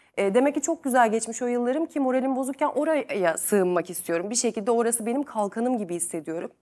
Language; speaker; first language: Turkish; native; Turkish